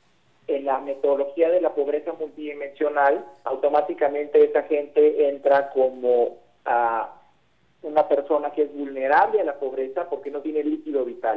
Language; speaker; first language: Spanish; native; Spanish